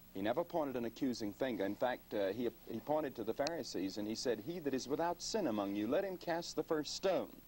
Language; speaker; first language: English; native; English